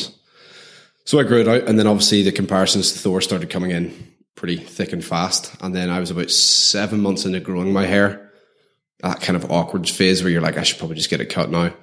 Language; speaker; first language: English; native; English